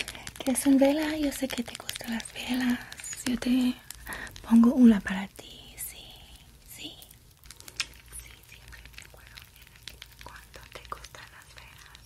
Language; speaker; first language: Spanish; non-native, learner; English